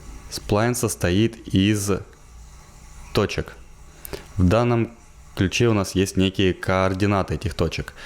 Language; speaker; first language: Russian; native; Russian